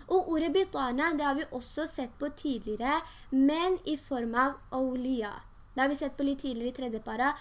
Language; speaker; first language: Norwegian; early bilingual, other home language; Urdu